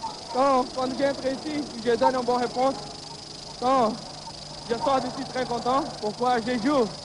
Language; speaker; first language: French; non-native, learner; Portuguese